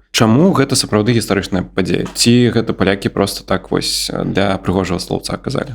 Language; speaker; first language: Belarusian; non-native, local second language; Russian